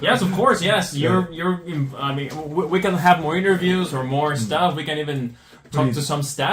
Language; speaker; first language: English; non-native, fluent; Spanish